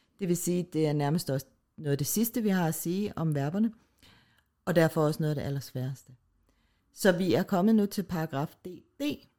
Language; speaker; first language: Danish; native; Danish